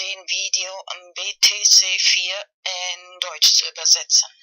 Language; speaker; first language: German; non-native, learner; Spanish